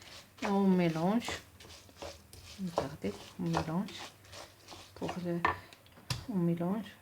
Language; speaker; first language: French; non-native, local second language; Arabic